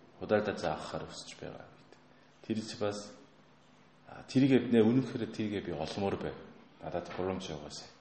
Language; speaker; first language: Mongolian; non-native, fluent; Korean